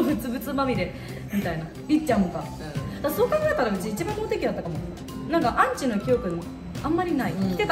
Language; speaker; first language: Japanese; native; Japanese